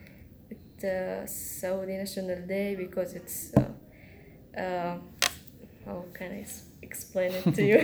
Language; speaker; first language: English; non-native, learner; Arabic